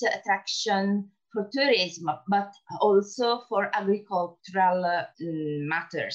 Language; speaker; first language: English; non-native, fluent; Italian